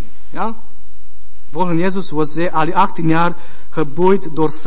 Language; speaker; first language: Dutch; non-native, learner; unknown